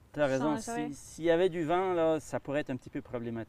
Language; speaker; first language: French; native; French